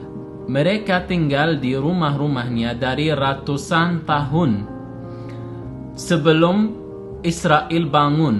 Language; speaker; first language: Indonesian; non-native, learner; Arabic